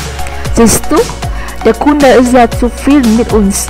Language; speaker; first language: German; non-native, fluent; Vietnamese